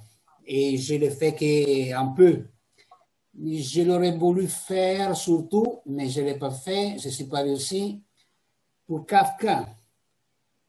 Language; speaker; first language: French; non-native, fluent; Italian